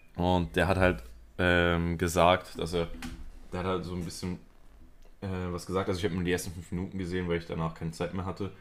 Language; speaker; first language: German; early bilingual, other home language; Spanish